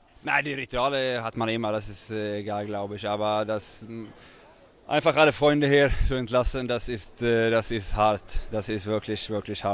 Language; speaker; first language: German; non-native, fluent; Swedish